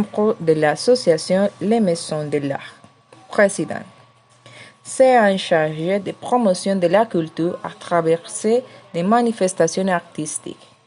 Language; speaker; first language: French; non-native, learner; Spanish